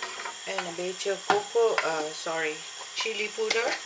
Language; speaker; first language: Dutch; non-native, learner; Malay